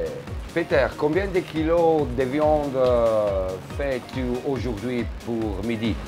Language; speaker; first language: French; non-native, learner; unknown